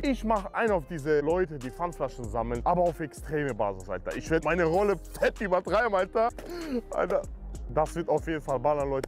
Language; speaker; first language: German; native; German